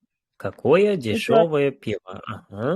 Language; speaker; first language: Russian; non-native, fluent; Uzbek